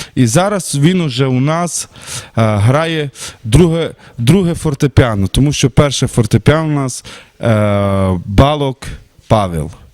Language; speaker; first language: Ukrainian; non-native, local second language; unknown